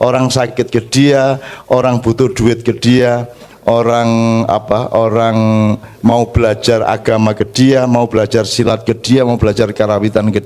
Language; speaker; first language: Indonesian; non-native, local second language; Javanese